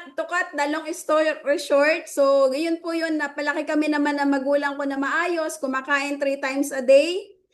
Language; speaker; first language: Filipino; native; Filipino